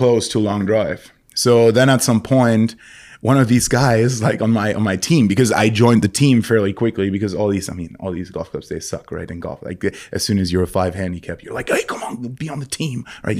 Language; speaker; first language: English; non-native, fluent; German